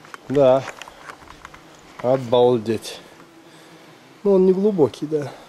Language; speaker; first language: Russian; native; Russian